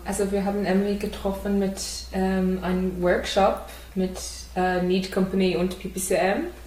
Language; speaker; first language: German; non-native, learner; English